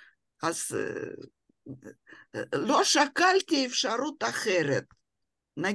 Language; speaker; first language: Hebrew; non-native, fluent; Russian